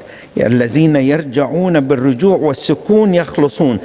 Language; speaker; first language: Arabic; native; Arabic